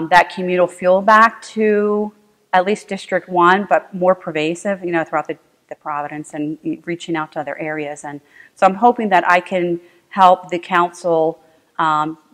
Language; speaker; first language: English; native; English